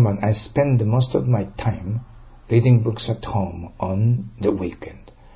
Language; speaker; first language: English; non-native, fluent; Japanese